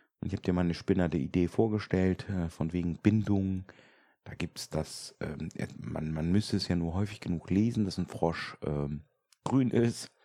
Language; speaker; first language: German; native; German